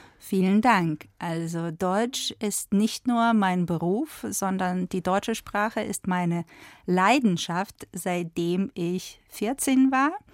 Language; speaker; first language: German; non-native, fluent; Russian